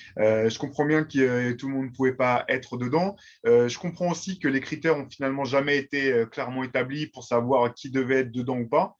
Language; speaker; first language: French; native; French